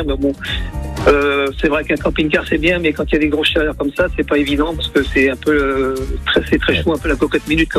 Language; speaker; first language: French; native; French